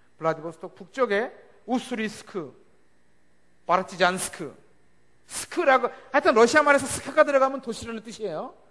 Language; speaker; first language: Korean; native; Korean